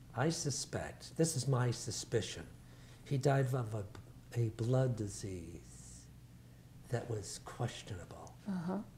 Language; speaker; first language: English; early bilingual, other home language; Italian